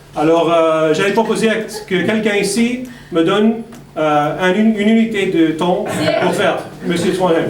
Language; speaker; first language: French; non-native, fluent; English